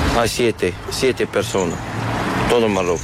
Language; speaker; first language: Spanish; non-native, learner; Arabic